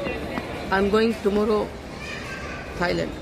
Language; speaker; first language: English; non-native, learner; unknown